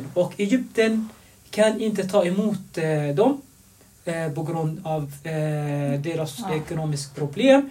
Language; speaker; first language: Swedish; non-native, fluent; Arabic